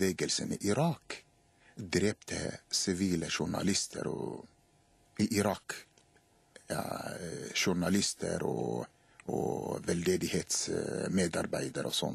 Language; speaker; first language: Norwegian; non-native, fluent; Arabic